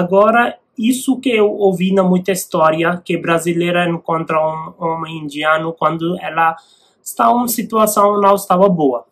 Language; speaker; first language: Portuguese; non-native, learner; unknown